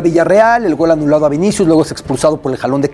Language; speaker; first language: Spanish; native; Spanish